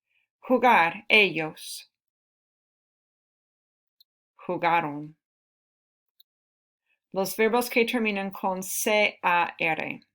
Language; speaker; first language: Spanish; non-native, fluent; English